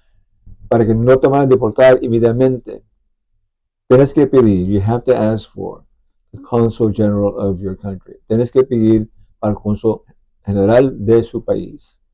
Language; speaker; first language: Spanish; early bilingual, other home language; English